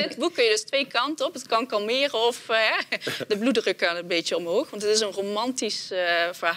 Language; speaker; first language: Dutch; native; Dutch